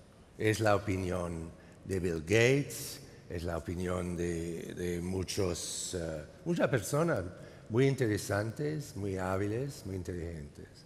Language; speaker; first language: Spanish; non-native, fluent; English